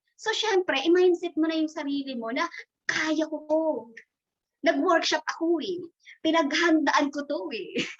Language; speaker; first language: Filipino; non-native, local second language; Masbatenyo